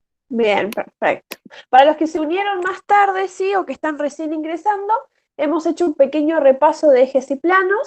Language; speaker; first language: Spanish; native; Spanish